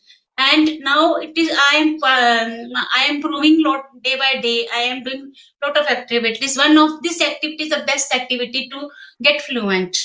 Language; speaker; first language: English; non-native, local second language; Hindi